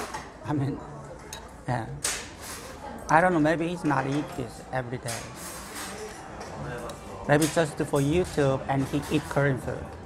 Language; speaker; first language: English; non-native, fluent; Korean